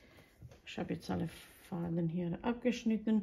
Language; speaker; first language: German; non-native, fluent; Croatian